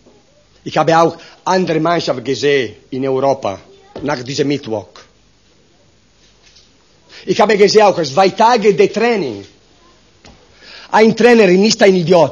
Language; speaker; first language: German; non-native, learner; Italian